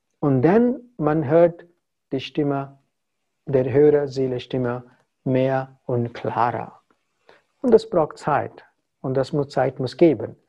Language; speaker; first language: German; non-native, fluent; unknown